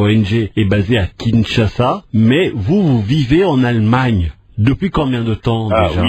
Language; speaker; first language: French; non-native, local second language; Lingala